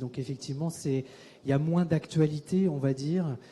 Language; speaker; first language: French; native; French